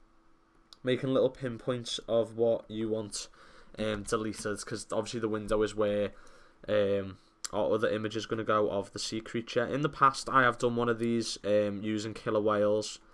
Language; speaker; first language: English; native; English